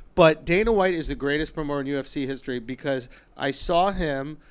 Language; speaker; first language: English; native; English